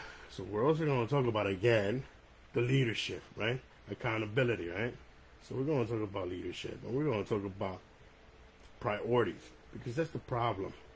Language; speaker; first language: English; early bilingual, other home language; Spanish